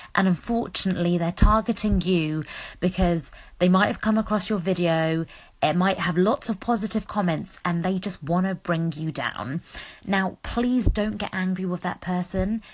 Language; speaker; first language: English; native; English